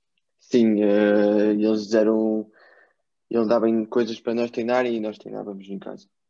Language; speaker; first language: Portuguese; early bilingual, heritage; Portuguese